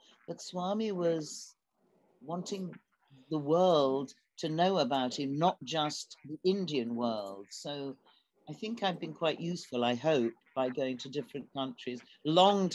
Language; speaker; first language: English; native; English